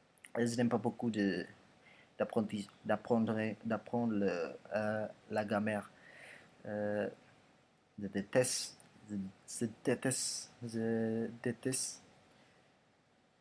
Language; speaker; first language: French; non-native, learner; Indonesian